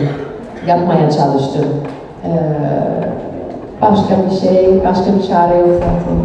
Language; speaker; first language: Turkish; non-native, fluent; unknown